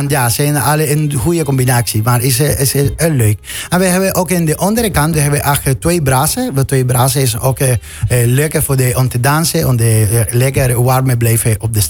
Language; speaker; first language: Dutch; non-native, fluent; Spanish